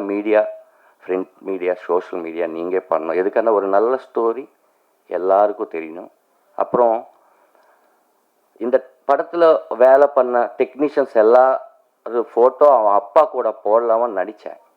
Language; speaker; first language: Tamil; non-native, local second language; Telugu